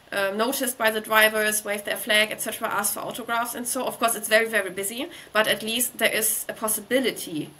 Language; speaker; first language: English; non-native, fluent; German